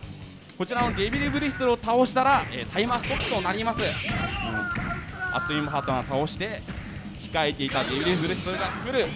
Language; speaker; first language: Japanese; native; Japanese